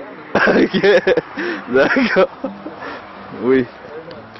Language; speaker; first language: French; native; French